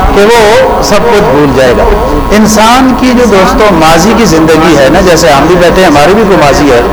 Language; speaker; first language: Urdu; native; Urdu